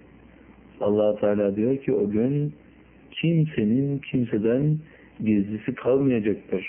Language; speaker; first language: Turkish; native; Turkish